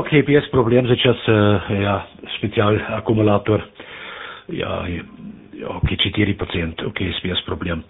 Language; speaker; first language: Russian; non-native, learner; German